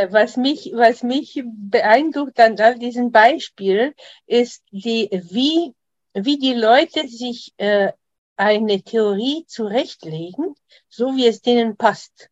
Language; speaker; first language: German; non-native, fluent; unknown